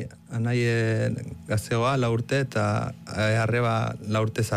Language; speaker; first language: Basque; early bilingual, other home language; Arabic